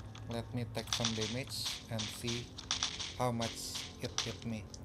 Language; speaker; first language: English; non-native, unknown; Indonesian